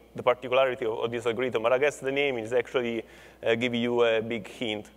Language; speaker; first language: English; non-native, fluent; Italian